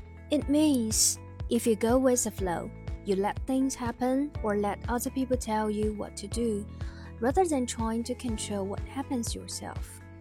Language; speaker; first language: English; non-native, fluent; Chinese